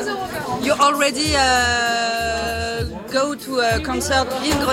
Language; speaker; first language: English; non-native, learner; French